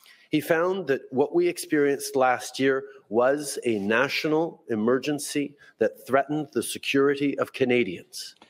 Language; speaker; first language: English; early bilingual, other home language; French